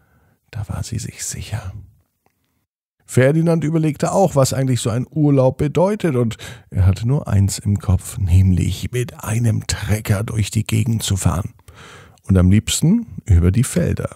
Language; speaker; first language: German; native; German